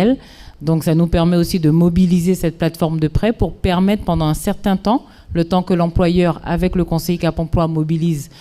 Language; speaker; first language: French; native; French